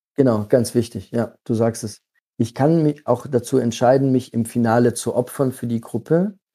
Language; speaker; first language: German; early bilingual, other home language; Italian